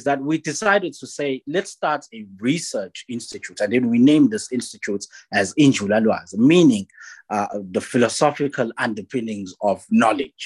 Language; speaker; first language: English; non-native, local second language; Zulu